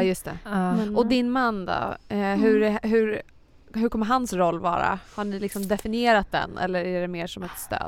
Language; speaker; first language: Swedish; native; Swedish